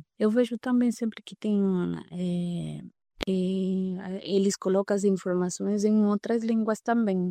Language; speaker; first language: Portuguese; non-native, fluent; Spanish